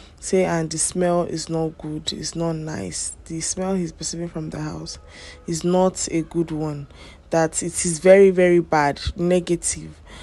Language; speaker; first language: Nigerian Pidgin; native; Nigerian Pidgin